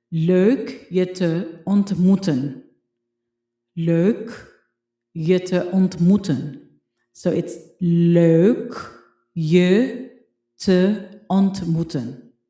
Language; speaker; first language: Dutch; non-native, fluent; Filipino